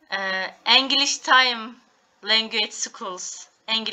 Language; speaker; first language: English; non-native, learner; Turkish